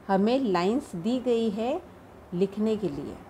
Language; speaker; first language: Hindi; non-native, local second language; Marathi